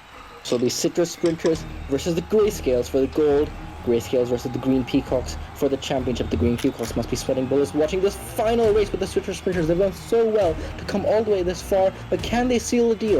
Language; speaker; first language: English; native; English